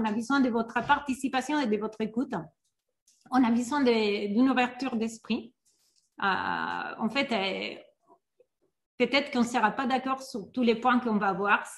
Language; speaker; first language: French; non-native, fluent; Spanish